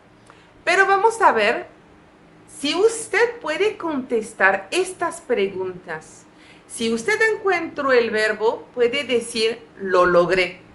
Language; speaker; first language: Spanish; non-native, fluent; French